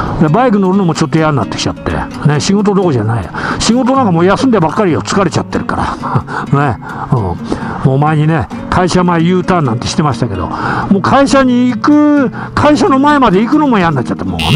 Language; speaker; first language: Japanese; native; Japanese